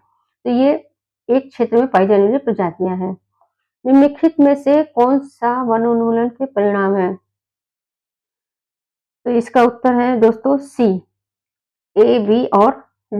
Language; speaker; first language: Hindi; native; Hindi